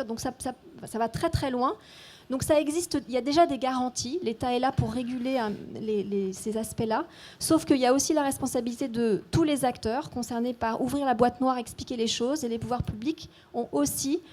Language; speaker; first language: French; native; French